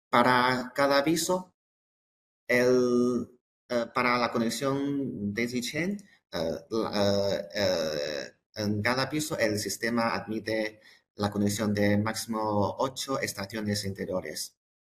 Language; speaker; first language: Spanish; non-native, fluent; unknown